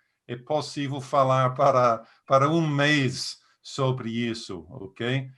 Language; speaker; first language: Portuguese; non-native, fluent; English